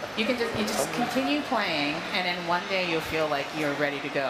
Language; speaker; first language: English; non-native, fluent; Japanese